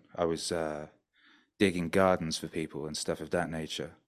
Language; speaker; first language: English; native; English